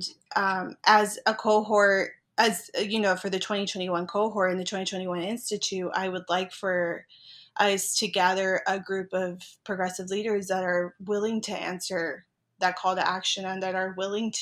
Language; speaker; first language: English; native; English